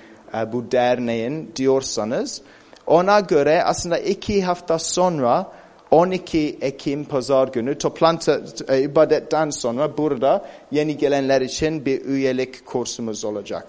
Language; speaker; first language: Turkish; non-native, fluent; English